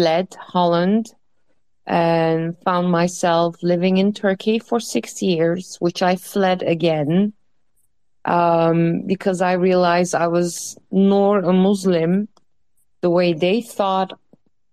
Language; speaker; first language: English; non-native, fluent; Dutch